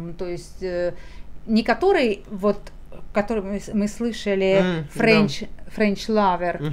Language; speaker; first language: Russian; native; Russian